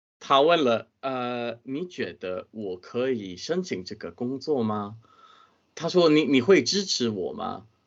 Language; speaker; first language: Chinese; non-native, fluent; English